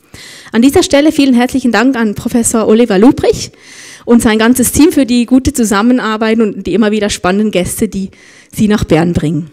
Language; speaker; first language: German; native; German